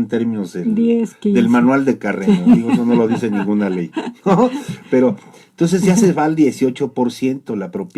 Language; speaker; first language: Spanish; native; Spanish